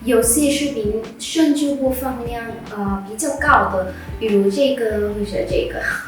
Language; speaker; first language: Chinese; non-native, fluent; Vietnamese